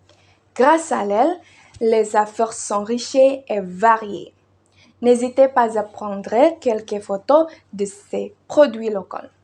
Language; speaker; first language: French; non-native, learner; Indonesian